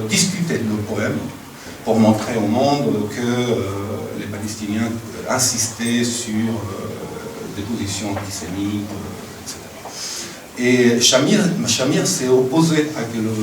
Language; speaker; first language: French; non-native, fluent; Spanish